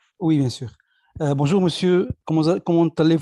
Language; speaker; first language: French; non-native, learner; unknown